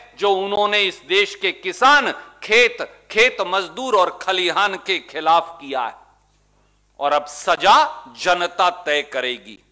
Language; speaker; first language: Hindi; native; Hindi